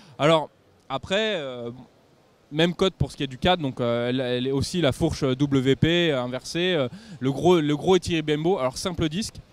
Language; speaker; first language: French; native; French